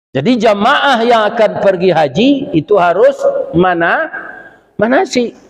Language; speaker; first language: Malay; non-native, local second language; Minangkabau